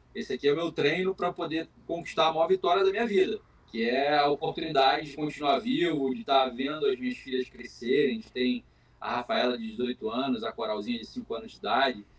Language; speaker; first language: Portuguese; native; Portuguese